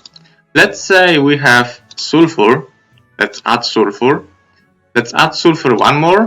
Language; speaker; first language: English; non-native, fluent; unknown